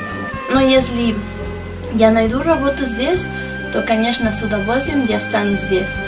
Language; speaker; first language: Russian; non-native, learner; Spanish